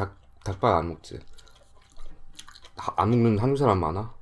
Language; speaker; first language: Korean; non-native, fluent; English